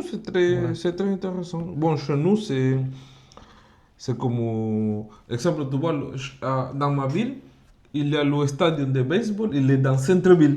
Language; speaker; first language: French; non-native, fluent; Spanish